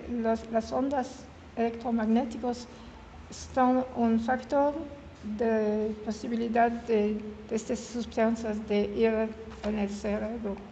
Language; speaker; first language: Spanish; non-native, learner; French